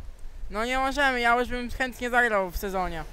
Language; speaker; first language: Polish; native; Polish